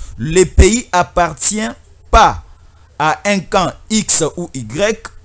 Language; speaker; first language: French; non-native, local second language; Lingala